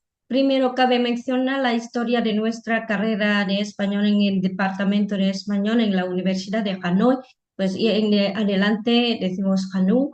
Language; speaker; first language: Spanish; non-native, fluent; Vietnamese